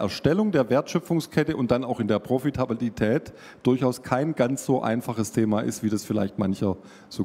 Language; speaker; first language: German; native; German